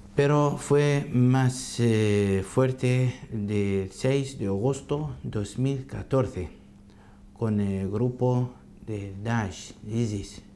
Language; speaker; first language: Spanish; non-native, learner; Arabic